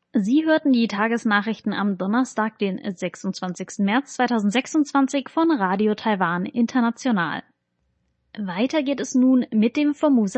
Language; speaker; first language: German; native; German